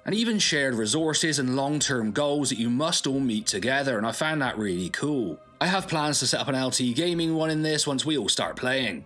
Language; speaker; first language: English; native; English